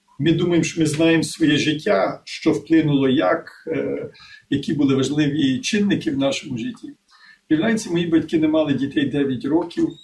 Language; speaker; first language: Ukrainian; early bilingual, heritage; Ukrainian